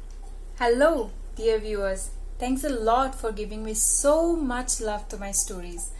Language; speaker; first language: English; non-native, local second language; Hindi